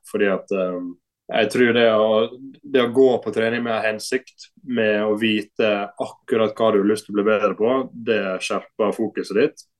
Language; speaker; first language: Norwegian; native; Norwegian